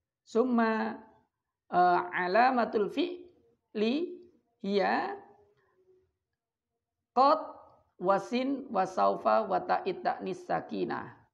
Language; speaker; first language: Arabic; non-native, fluent; Indonesian